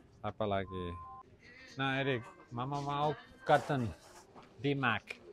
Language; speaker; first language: Indonesian; non-native, learner; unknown